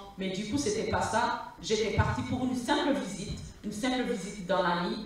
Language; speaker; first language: French; non-native, local second language; Rundi